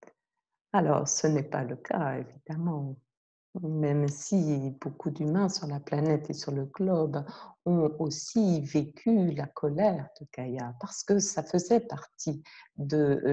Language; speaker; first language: French; native; French